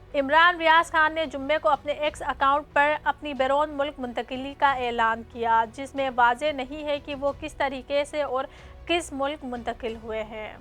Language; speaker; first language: Urdu; native; Urdu